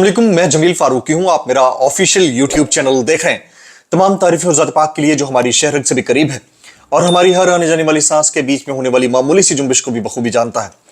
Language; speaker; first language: Urdu; native; Urdu